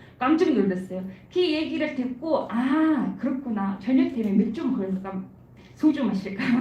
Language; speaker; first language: Korean; non-native, fluent; Mongolian